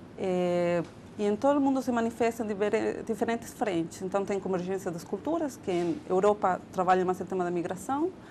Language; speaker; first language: Portuguese; non-native, fluent; Spanish